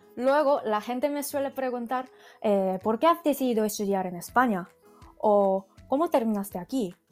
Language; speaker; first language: Spanish; non-native, fluent; Korean